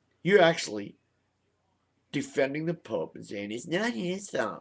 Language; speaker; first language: English; native; English